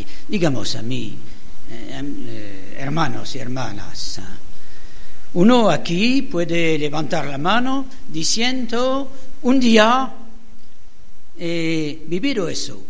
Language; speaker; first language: Spanish; non-native, fluent; French